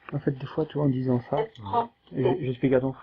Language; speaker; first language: French; native; French